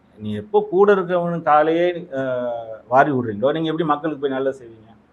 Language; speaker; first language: Tamil; non-native, local second language; Telugu